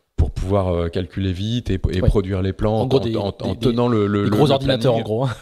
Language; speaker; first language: French; native; French